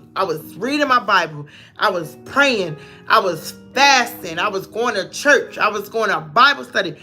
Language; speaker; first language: English; native; English